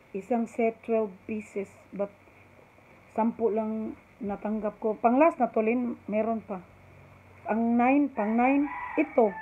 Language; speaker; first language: Filipino; non-native, local second language; Cebuano